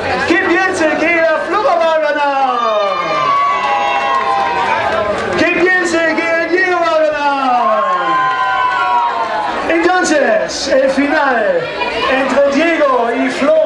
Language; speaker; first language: Spanish; non-native, fluent; German